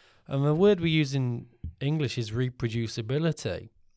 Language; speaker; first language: English; native; English